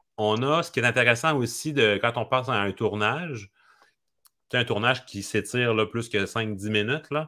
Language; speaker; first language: French; native; French